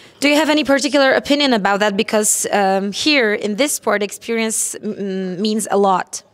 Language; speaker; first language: English; non-native, fluent; Polish